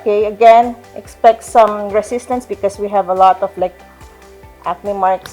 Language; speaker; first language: English; non-native, local second language; Filipino